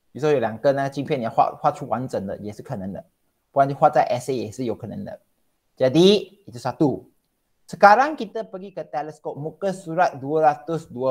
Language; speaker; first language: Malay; non-native, local second language; Chinese